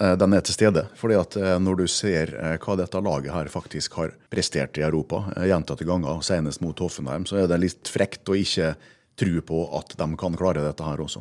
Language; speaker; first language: Norwegian; native; Norwegian